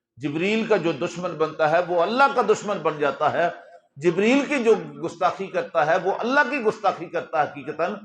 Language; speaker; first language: Urdu; non-native, local second language; Punjabi